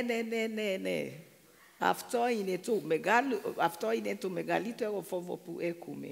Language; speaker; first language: Greek; non-native, fluent; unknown